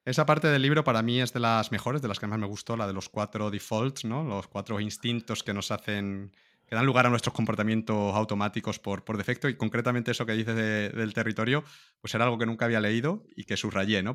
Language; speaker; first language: Spanish; native; Spanish